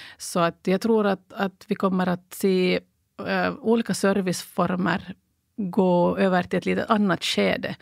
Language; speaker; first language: Swedish; native; Swedish